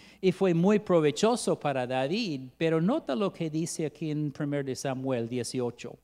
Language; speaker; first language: Spanish; non-native, fluent; English